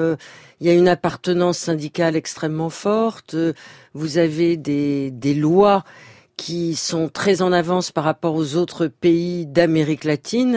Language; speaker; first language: French; native; French